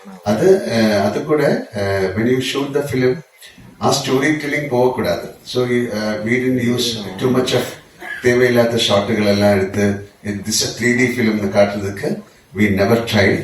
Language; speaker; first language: English; non-native, local second language; Malayalam